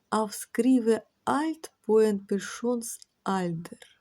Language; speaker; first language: Norwegian; non-native, learner; Ukrainian